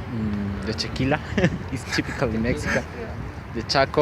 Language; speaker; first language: English; non-native, learner; Spanish